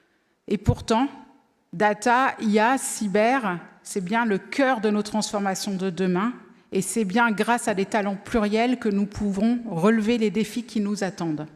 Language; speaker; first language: French; native; French